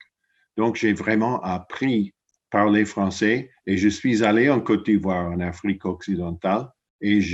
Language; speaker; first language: French; non-native, fluent; English